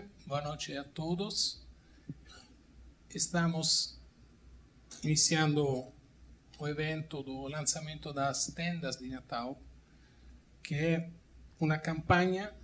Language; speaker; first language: Portuguese; non-native, fluent; Italian